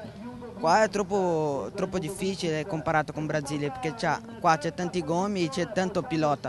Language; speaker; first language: Italian; non-native, learner; Portuguese